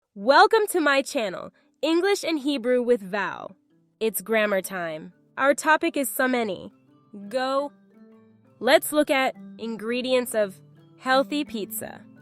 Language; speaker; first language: English; non-native, fluent; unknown